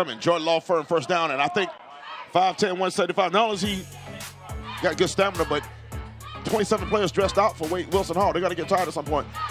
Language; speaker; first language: English; native; English